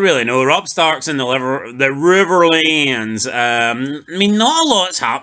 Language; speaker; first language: English; native; English